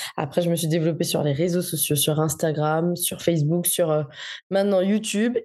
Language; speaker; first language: French; non-native, local second language; Morisyen